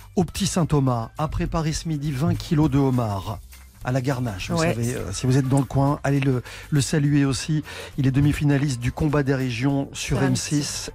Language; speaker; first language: French; native; French